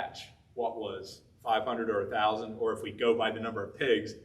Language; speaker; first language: English; native; English